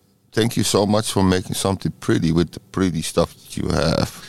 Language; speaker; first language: English; non-native, fluent; Dutch